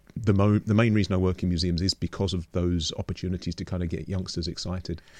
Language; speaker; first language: English; native; English